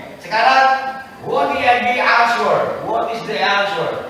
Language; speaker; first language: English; non-native, learner; Indonesian